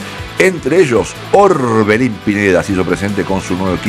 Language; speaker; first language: Spanish; native; Spanish